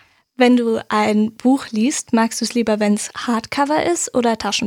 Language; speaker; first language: German; native; German